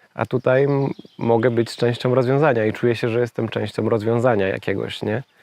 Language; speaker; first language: Polish; native; Polish